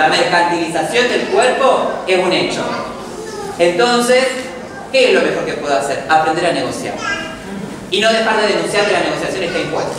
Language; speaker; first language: Spanish; native; Spanish